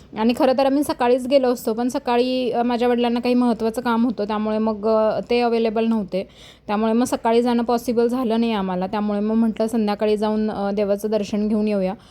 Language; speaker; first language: Marathi; native; Marathi